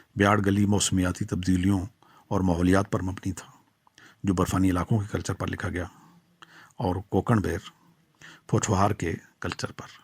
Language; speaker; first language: Urdu; non-native, local second language; Pahari-Potwari